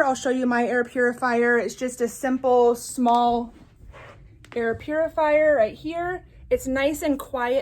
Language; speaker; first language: English; native; English